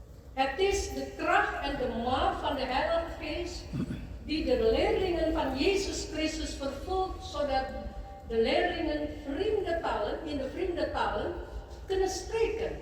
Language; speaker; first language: Dutch; non-native, fluent; Indonesian